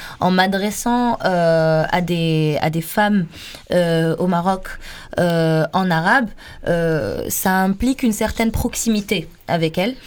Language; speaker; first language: French; non-native, local second language; Arabic